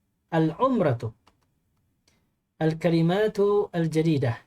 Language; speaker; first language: Arabic; non-native, fluent; Indonesian